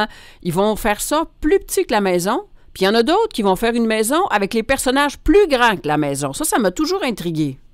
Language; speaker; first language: French; native; French